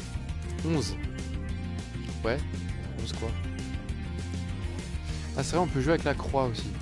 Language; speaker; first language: French; native; French